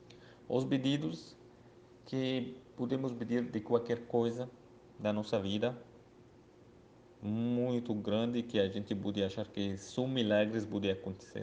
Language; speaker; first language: Portuguese; non-native, learner; Arabic